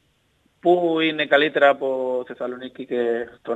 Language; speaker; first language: Greek; non-native, learner; Spanish